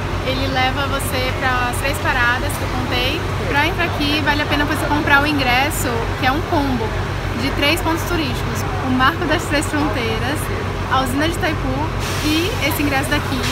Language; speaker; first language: Portuguese; native; Portuguese